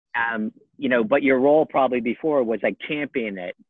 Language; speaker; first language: English; native; English